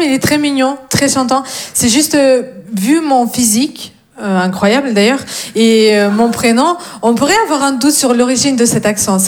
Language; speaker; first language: French; non-native, fluent; Russian